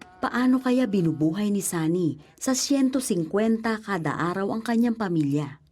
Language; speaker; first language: Filipino; native; Filipino